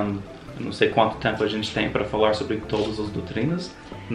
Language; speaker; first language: Portuguese; non-native, fluent; English